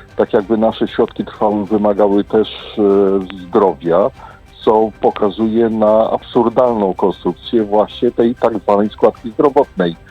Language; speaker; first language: Polish; native; Polish